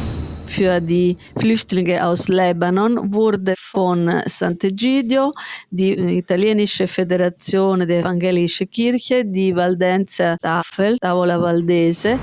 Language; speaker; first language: German; non-native, fluent; Italian